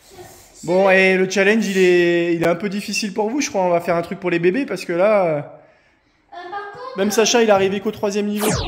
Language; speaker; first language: French; native; French